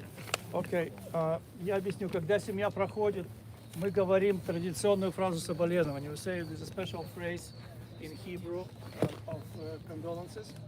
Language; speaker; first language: Russian; native; Russian